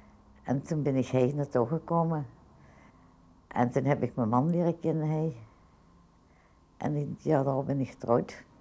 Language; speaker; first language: Dutch; native; Dutch